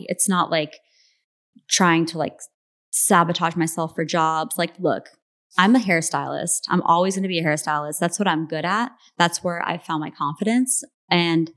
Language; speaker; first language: English; native; English